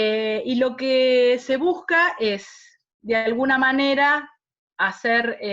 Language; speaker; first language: Spanish; native; Spanish